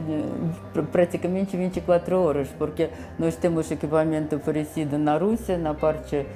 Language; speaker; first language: Portuguese; non-native, fluent; Russian